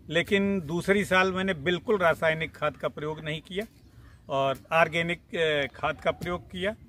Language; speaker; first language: Hindi; native; Hindi